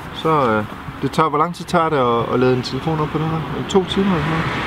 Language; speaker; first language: Danish; native; Danish